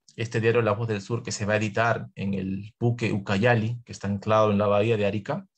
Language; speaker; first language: Spanish; native; Spanish